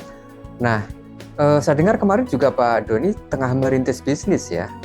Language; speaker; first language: Indonesian; native; Indonesian